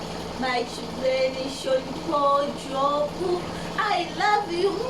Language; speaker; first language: English; non-native, learner; Thai